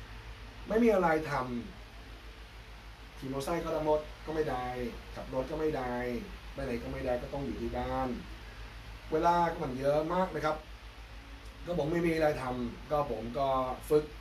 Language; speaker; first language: Thai; non-native, learner; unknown